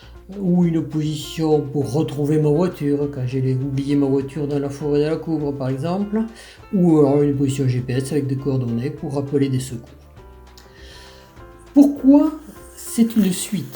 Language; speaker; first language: French; native; French